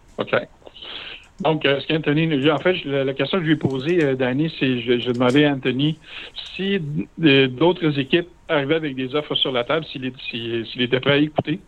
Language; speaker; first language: French; native; French